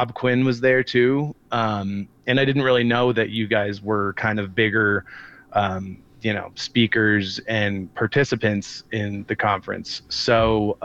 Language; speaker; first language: English; native; English